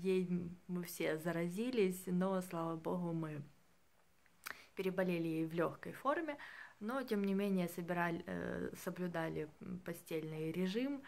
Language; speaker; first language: Russian; native; Russian